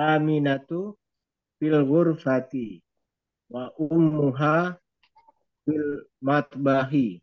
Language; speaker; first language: Arabic; non-native, learner; Indonesian